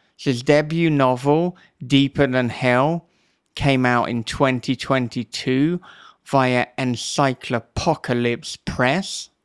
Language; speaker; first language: English; native; English